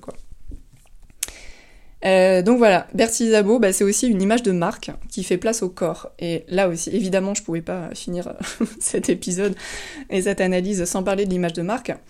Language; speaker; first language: French; native; French